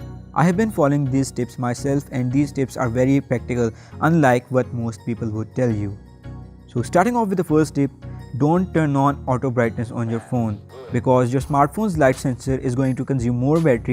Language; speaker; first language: English; non-native, local second language; Urdu